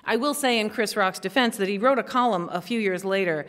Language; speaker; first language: English; native; English